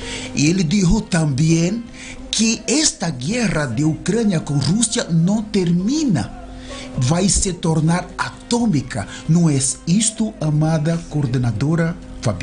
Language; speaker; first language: Spanish; non-native, learner; Portuguese